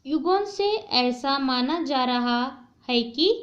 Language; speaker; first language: Hindi; non-native, local second language; Kannada